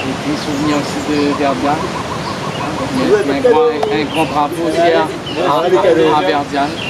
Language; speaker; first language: French; native; French